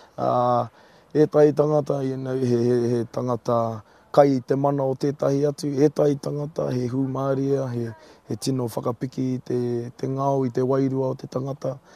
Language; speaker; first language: Māori; native; Māori